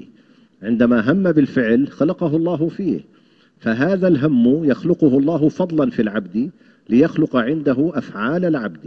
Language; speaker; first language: Arabic; native; Arabic